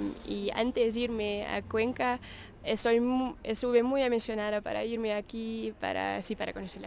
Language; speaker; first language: Spanish; non-native, learner; Dutch